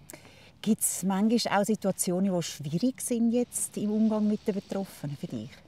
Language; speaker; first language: German; native; German